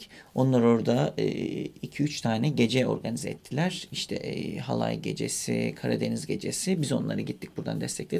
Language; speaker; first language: Turkish; native; Turkish